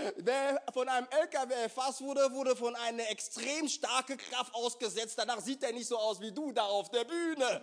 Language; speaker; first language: German; non-native, fluent; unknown